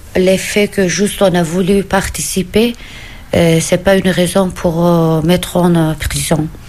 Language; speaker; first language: French; non-native, fluent; Kurdish